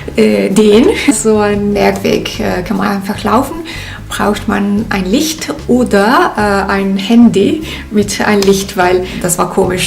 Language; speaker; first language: German; non-native, fluent; Italian